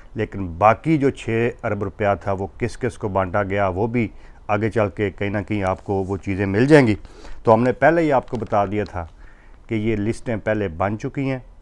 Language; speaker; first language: Urdu; non-native, local second language; Punjabi